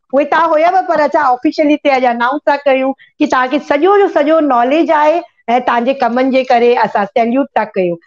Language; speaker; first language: Sindhi; early bilingual, heritage; Sindhi